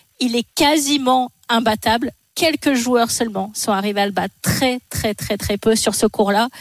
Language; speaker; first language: French; native; French